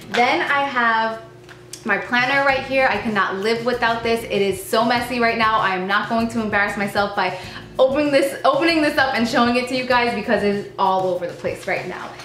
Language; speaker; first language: English; native; English